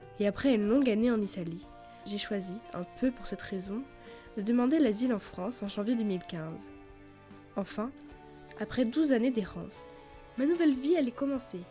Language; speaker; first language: French; native; French